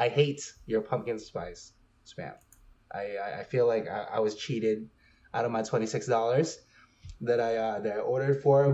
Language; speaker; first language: English; native; English